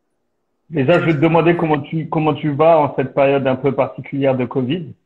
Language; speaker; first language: French; native; French